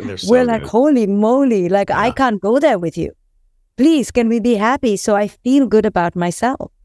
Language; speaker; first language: English; non-native, local second language; Hindi